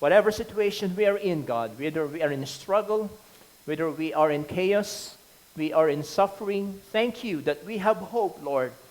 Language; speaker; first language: English; non-native, local second language; Filipino